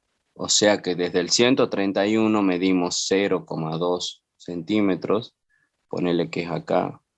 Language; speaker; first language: Spanish; native; Spanish